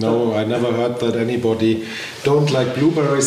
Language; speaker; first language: English; non-native, learner; German